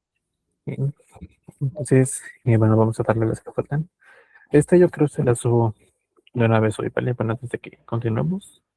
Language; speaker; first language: Spanish; native; Spanish